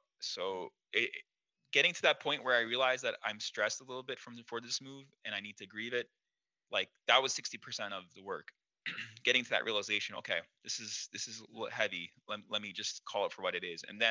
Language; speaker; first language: English; native; English